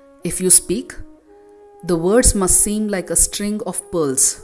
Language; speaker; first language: English; non-native, local second language; Kannada